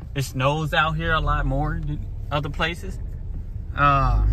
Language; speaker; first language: English; native; English